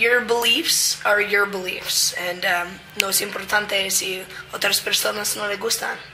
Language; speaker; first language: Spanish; non-native, learner; English